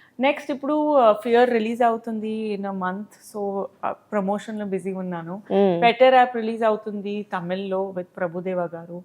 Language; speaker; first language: Telugu; non-native, local second language; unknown